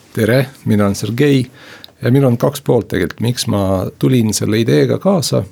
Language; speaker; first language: Estonian; non-native, local second language; Russian